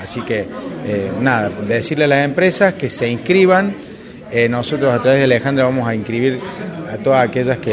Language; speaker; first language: Spanish; native; Spanish